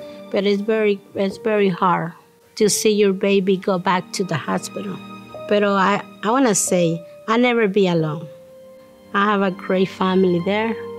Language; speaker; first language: English; non-native, learner; Spanish